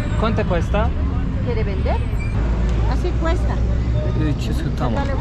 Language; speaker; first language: Spanish; non-native, learner; Turkish